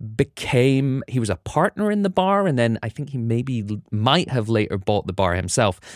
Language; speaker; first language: English; native; English